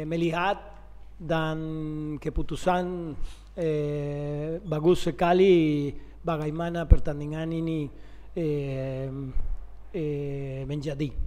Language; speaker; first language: Indonesian; non-native, learner; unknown